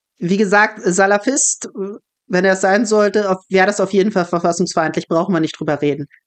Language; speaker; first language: German; native; German